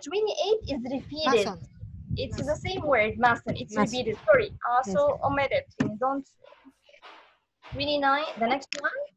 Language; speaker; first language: English; non-native, fluent; Arabic